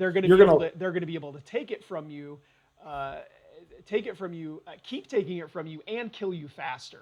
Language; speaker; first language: English; native; English